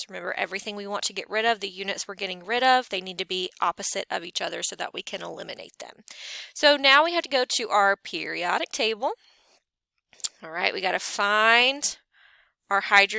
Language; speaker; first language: English; native; English